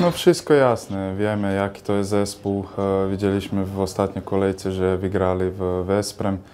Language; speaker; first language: Polish; non-native, fluent; Croatian